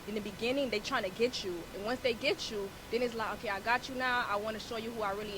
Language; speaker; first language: English; native; English